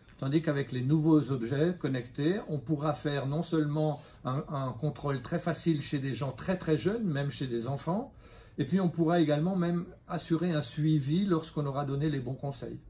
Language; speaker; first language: French; native; French